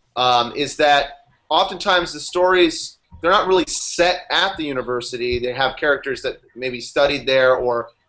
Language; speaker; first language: English; native; English